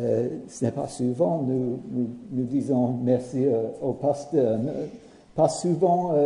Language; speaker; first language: French; non-native, learner; English